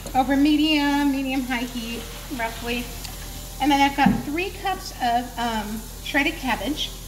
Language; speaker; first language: English; native; English